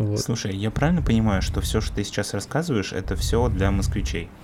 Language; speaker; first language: Russian; native; Russian